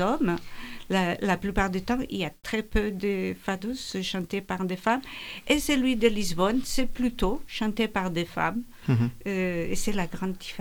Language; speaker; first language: French; non-native, fluent; Portuguese